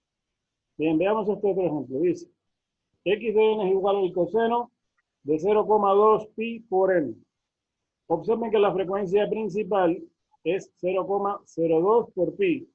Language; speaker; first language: Spanish; native; Spanish